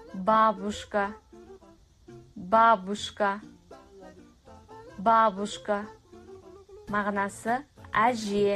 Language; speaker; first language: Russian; non-native, fluent; Kazakh